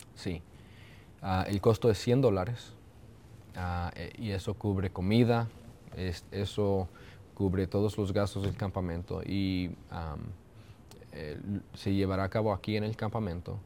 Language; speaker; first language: Spanish; early bilingual, heritage; Spanish